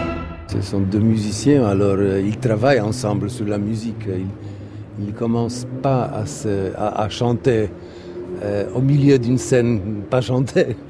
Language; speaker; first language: French; non-native, fluent; Polish